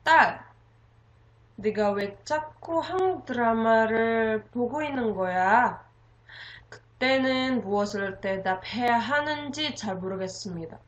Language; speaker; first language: Korean; non-native, learner; Indonesian